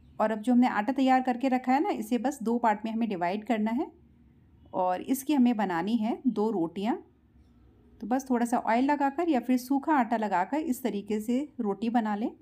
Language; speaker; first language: Hindi; native; Hindi